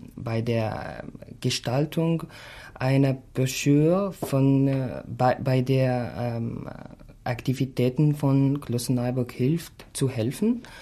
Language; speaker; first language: German; non-native, fluent; Arabic